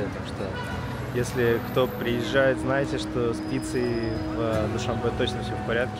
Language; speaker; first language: Russian; native; Russian